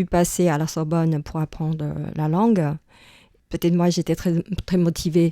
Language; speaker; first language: French; non-native, fluent; Chinese